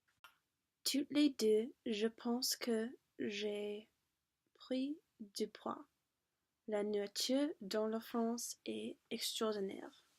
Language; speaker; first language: French; non-native, learner; English